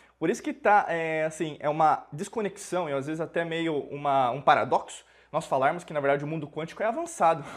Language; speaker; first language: Portuguese; native; Portuguese